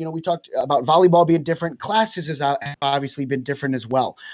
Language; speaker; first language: English; native; English